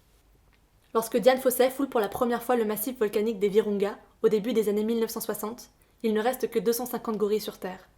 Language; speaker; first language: French; native; French